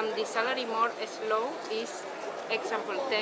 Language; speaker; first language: English; non-native, learner; Spanish